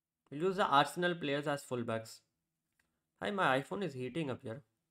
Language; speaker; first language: English; non-native, local second language; Hindi